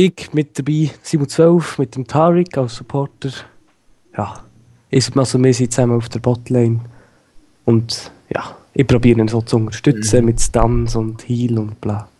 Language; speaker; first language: German; native; German